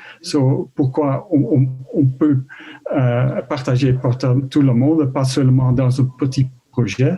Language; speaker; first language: French; non-native, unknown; Dutch